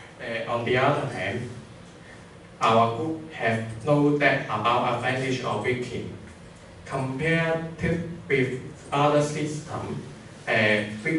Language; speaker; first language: English; non-native, learner; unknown